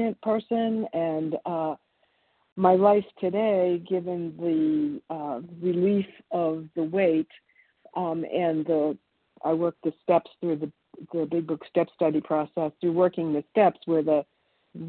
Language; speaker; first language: English; early bilingual, other home language; Italian